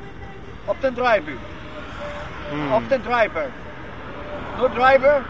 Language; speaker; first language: English; non-native, learner; Portuguese